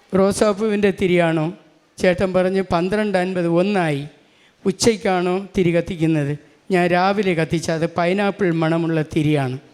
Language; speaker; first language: Malayalam; non-native, local second language; Tamil